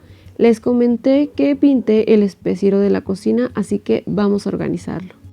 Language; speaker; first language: Spanish; native; Spanish